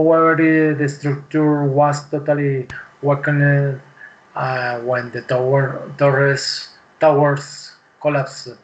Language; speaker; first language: English; non-native, learner; Spanish